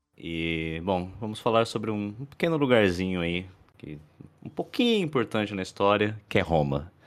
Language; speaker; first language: Portuguese; native; Portuguese